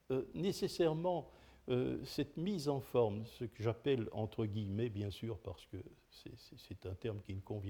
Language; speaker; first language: French; native; French